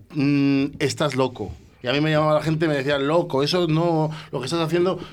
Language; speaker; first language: Spanish; native; Spanish